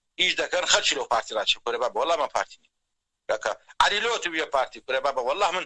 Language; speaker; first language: Central Kurdish; native; Central Kurdish